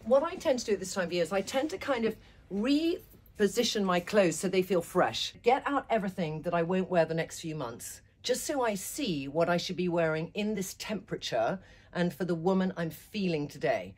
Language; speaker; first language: English; native; English